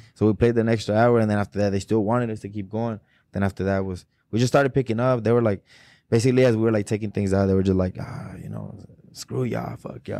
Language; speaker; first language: English; early bilingual, other home language; Spanish